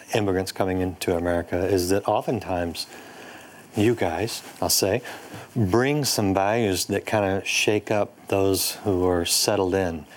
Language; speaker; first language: English; native; English